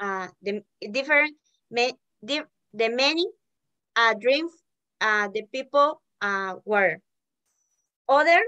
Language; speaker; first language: English; non-native, learner; Spanish